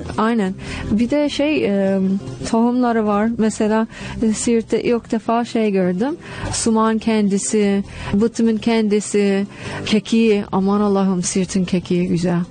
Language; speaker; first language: Turkish; non-native, fluent; English